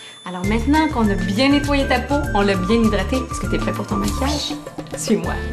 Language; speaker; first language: French; native; French